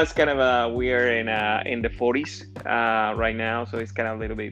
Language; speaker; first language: English; non-native, fluent; Spanish